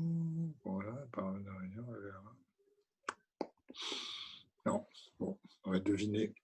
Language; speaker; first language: French; native; French